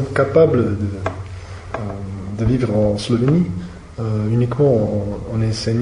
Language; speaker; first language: French; non-native, fluent; Slovenian